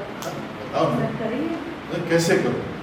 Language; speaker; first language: Hindi; native; Hindi